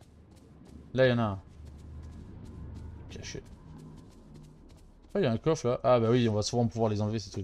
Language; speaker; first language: French; native; French